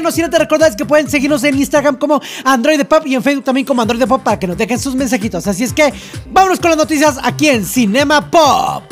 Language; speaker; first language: Spanish; native; Spanish